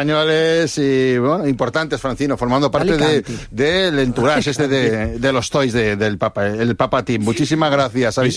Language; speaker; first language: Spanish; native; Spanish